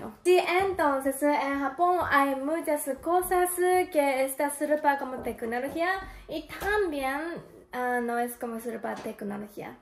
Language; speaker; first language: Spanish; non-native, learner; Japanese